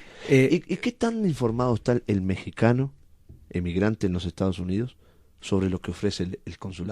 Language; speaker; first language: Spanish; native; Spanish